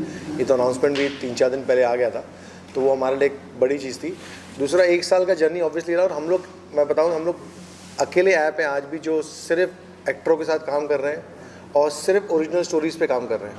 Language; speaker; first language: Hindi; native; Hindi